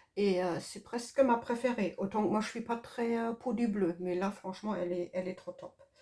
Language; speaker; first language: French; non-native, fluent; German